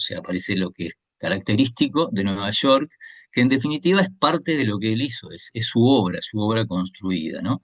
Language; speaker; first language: Spanish; native; Spanish